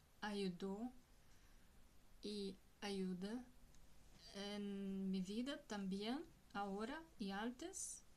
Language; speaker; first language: Spanish; non-native, learner; Russian